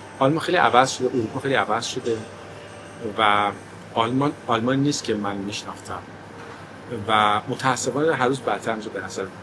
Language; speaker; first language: Persian; early bilingual, heritage; Persian